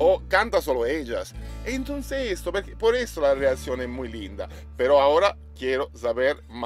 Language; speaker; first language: Spanish; non-native, learner; Italian